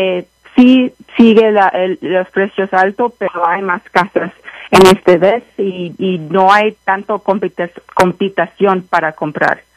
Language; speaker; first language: Spanish; early bilingual, heritage; Spanish